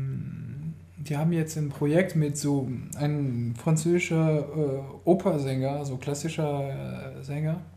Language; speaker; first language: German; non-native, fluent; French